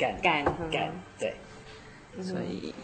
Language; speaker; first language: Chinese; non-native, learner; French